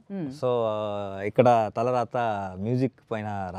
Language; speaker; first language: Telugu; non-native, learner; Kannada